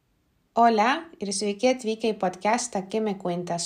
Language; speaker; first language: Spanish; non-native, fluent; Lithuanian